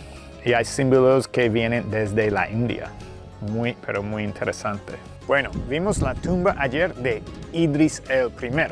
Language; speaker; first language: Spanish; non-native, fluent; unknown